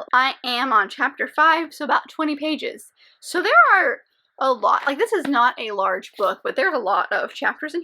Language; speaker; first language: English; native; English